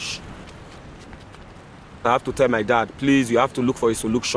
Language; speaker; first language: English; non-native, local second language; Bini